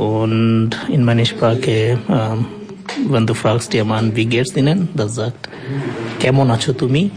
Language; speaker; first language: German; non-native, learner; Bangla